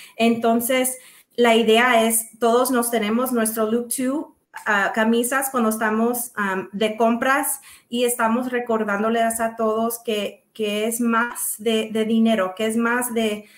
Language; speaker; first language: Spanish; early bilingual, other home language; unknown